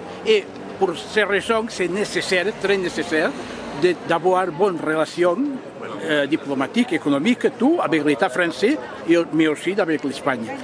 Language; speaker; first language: French; non-native, fluent; Catalan